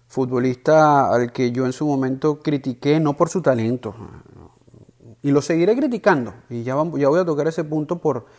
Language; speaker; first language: Spanish; native; Spanish